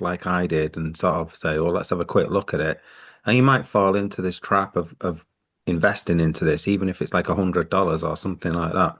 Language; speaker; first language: English; native; English